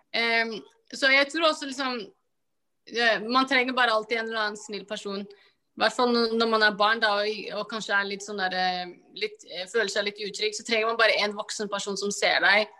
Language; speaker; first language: Norwegian; early bilingual, other home language; Somali